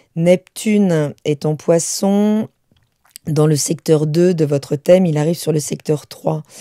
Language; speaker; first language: French; native; French